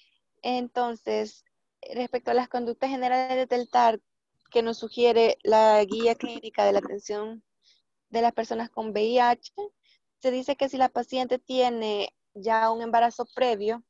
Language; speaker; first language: Spanish; native; Spanish